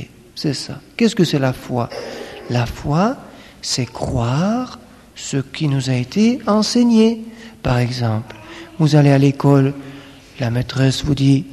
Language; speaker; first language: French; native; French